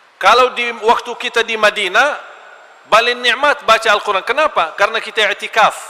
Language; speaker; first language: Malay; non-native, fluent; Arabic